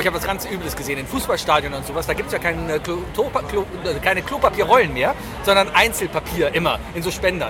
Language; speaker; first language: German; native; German